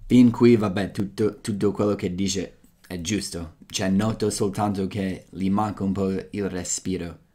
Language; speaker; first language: Italian; non-native, fluent; English